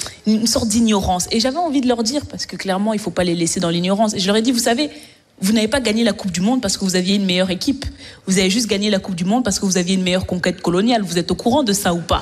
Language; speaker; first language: French; native; French